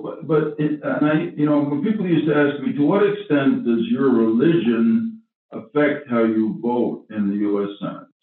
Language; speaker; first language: English; native; English